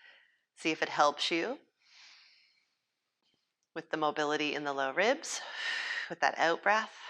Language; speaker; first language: English; native; English